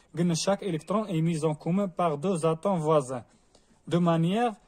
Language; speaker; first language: French; non-native, local second language; Arabic